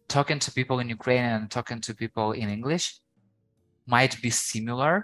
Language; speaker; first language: English; non-native, fluent; Ukrainian